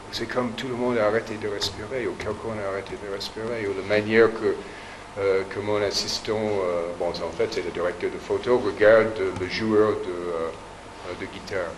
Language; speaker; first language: French; non-native, fluent; English